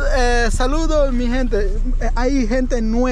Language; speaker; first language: Spanish; non-native, learner; English